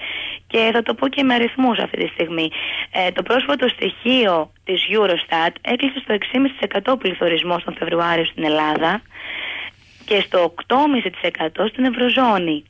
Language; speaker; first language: Greek; native; Greek